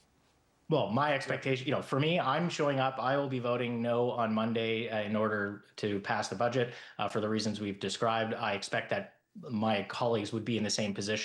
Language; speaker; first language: English; native; English